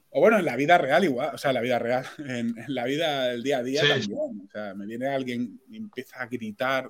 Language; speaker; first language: Spanish; non-native, local second language; Catalan